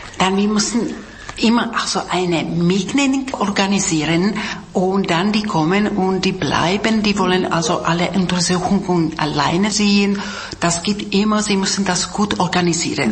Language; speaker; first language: German; non-native, fluent; Czech